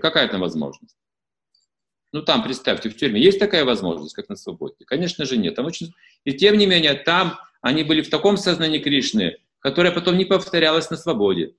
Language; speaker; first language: Russian; native; Russian